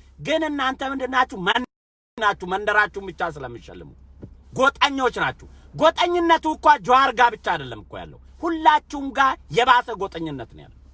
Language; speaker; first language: Amharic; non-native, local second language; Oromo